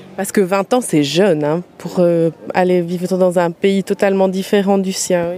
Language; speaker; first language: French; non-native, local second language; Swiss German